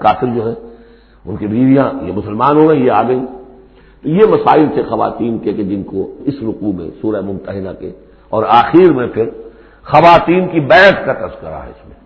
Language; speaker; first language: Urdu; native; Urdu